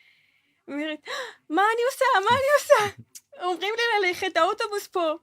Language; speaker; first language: Hebrew; non-native, fluent; Russian